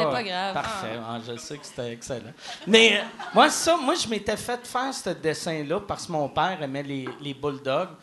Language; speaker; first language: French; native; French